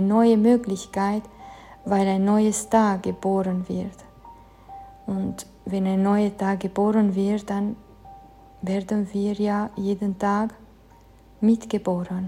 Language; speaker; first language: German; non-native, fluent; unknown